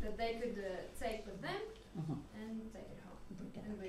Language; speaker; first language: English; non-native, learner; French